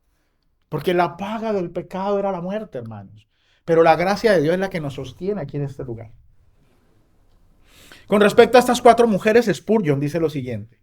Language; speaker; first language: Spanish; native; Spanish